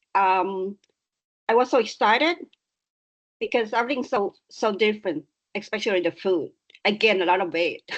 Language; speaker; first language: English; non-native, learner; Thai